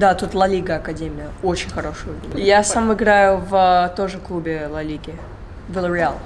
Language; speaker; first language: Russian; early bilingual, heritage; Russian